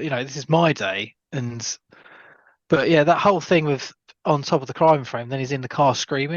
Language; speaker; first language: English; native; English